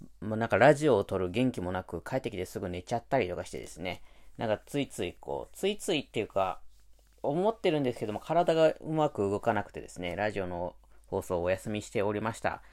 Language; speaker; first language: Japanese; native; Japanese